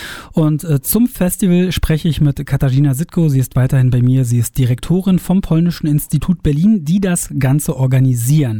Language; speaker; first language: German; native; German